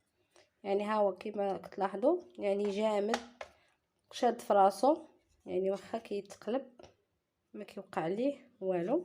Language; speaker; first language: Arabic; native; Arabic